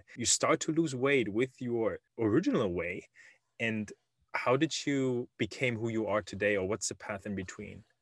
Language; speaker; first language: English; non-native, fluent; German